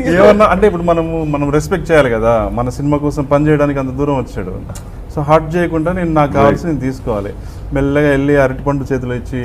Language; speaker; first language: Telugu; native; Telugu